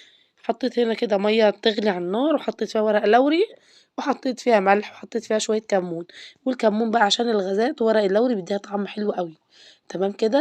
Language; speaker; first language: Arabic; native; Arabic